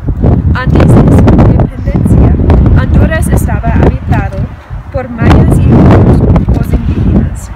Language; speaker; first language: Spanish; non-native, learner; English